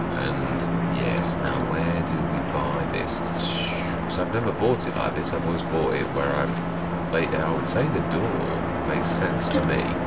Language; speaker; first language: English; native; English